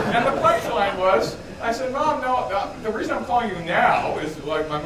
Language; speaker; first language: English; native; English